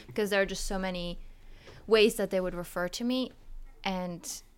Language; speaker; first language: English; early bilingual, other home language; Polish